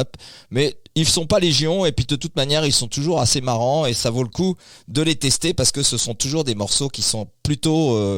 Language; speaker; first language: French; native; French